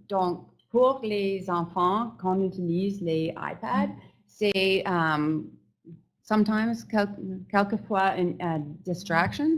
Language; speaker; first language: French; non-native, fluent; English